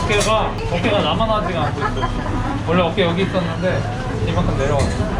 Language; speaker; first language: Korean; native; Korean